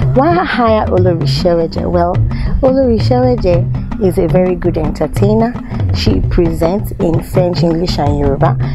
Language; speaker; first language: English; non-native, local second language; Yoruba